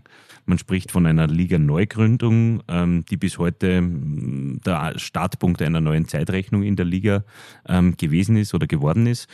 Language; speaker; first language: German; native; German